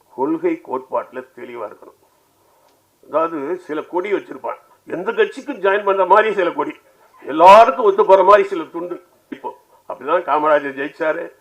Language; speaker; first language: Tamil; native; Tamil